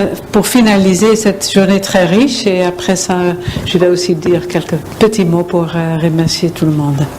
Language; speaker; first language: French; non-native, fluent; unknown